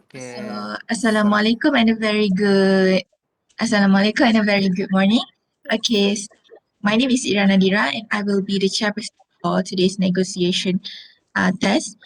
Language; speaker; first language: English; non-native, local second language; Malay